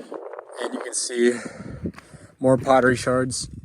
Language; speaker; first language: English; native; English